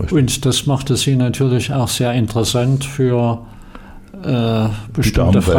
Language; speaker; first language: German; native; German